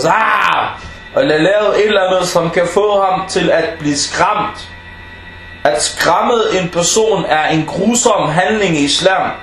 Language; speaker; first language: Danish; early bilingual, other home language; Arabic